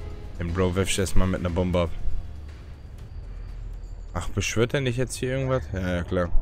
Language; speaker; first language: German; native; German